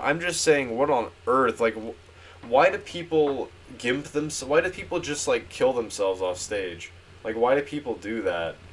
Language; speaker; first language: English; native; English